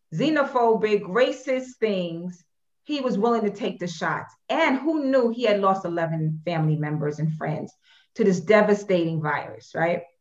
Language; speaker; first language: English; native; English